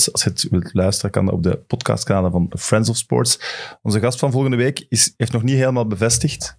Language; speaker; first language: Dutch; native; Dutch